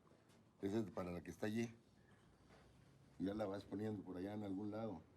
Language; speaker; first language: Spanish; native; Spanish